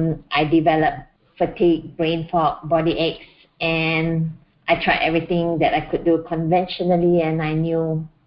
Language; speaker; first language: English; non-native, local second language; Malay